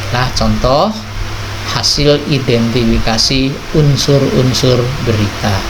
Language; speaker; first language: Indonesian; native; Indonesian